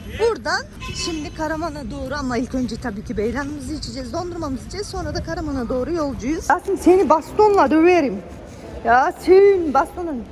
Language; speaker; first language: Turkish; early bilingual, heritage; Turkish